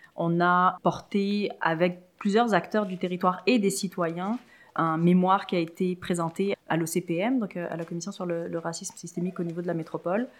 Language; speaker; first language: French; early bilingual, other home language; Arabic